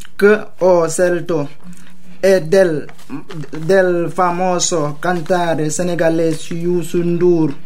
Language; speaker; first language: Italian; non-native, fluent; Wolof